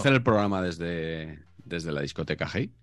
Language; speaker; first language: Spanish; native; Spanish